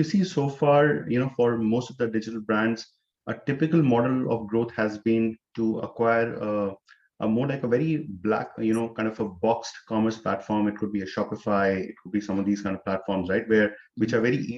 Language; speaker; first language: English; non-native, local second language; Hindi